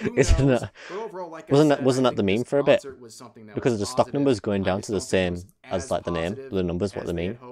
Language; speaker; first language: English; native; English